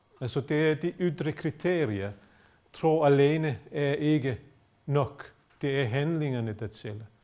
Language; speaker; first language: Danish; non-native, fluent; Bosnian